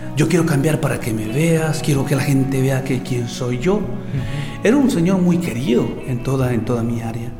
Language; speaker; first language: Spanish; native; Spanish